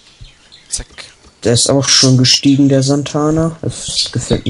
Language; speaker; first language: German; native; German